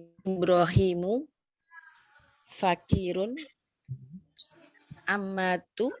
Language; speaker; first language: Arabic; non-native, learner; Indonesian